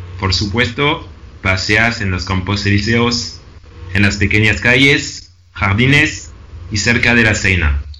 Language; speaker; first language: Spanish; non-native, fluent; French